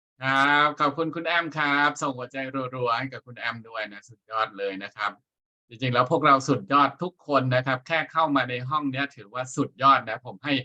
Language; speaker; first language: Thai; native; Thai